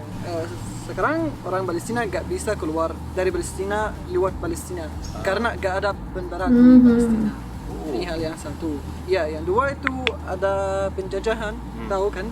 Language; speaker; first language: Indonesian; non-native, fluent; Arabic